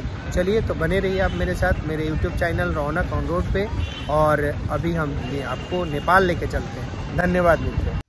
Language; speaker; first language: Hindi; native; Hindi